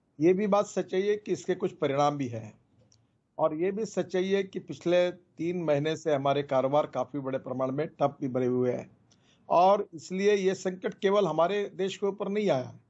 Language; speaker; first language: Hindi; non-native, local second language; Marathi